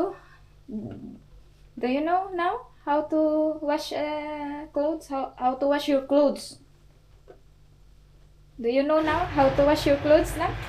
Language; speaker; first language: English; non-native, local second language; Cebuano